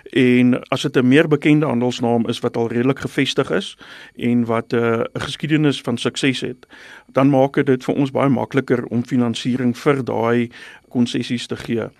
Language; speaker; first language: Afrikaans; non-native, local second language; English